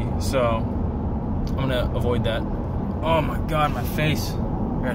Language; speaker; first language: English; native; English